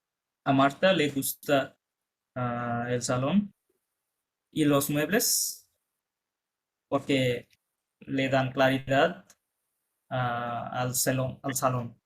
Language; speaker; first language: Spanish; non-native, fluent; Bangla